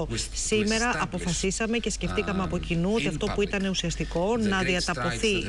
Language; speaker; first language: Greek; native; Greek